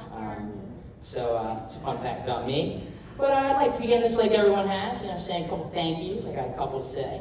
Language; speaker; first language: English; native; English